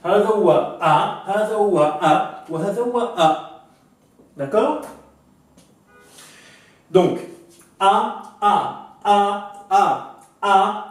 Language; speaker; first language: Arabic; non-native, fluent; French